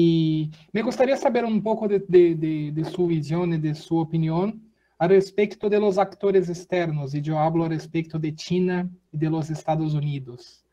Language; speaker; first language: Spanish; non-native, fluent; Portuguese